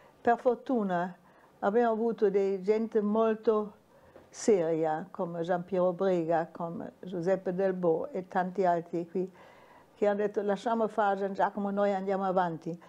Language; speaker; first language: Italian; non-native, fluent; German